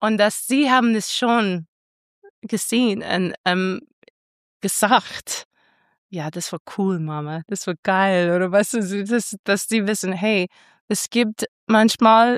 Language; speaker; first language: German; non-native, fluent; English